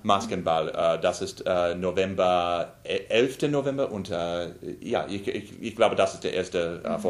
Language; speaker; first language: German; non-native, learner; English